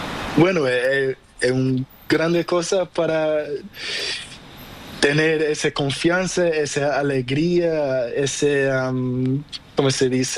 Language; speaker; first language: Spanish; non-native, learner; Portuguese